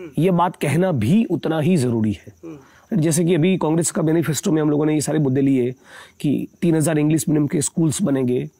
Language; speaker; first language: Hindi; non-native, local second language; Gujarati